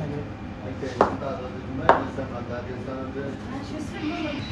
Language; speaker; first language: Russian; non-native, learner; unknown